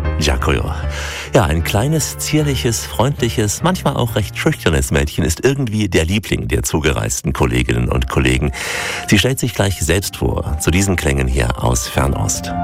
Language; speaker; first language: German; native; German